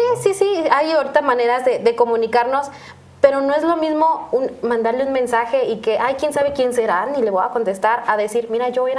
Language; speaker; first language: Spanish; native; Spanish